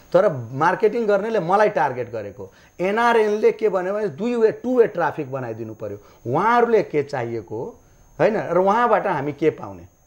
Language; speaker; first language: Nepali; non-native, local second language; Maithili